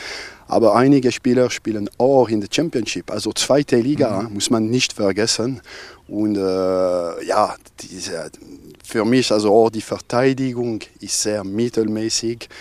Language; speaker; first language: German; non-native, local second language; French